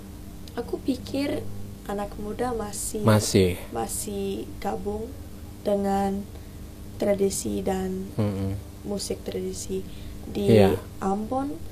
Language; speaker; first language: Indonesian; early bilingual, heritage; English